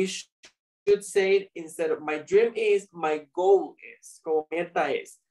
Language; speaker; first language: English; non-native, fluent; Spanish